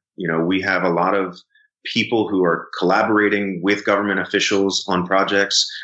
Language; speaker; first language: English; native; English